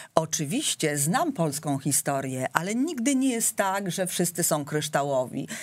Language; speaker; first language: Polish; native; Polish